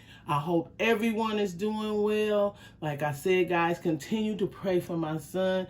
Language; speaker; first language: English; native; English